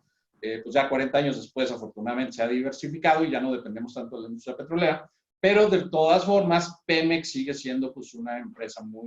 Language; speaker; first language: Spanish; native; Spanish